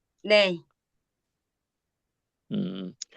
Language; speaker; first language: Korean; non-native, learner; Vietnamese